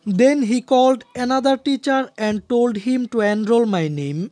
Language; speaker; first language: English; non-native, local second language; Bangla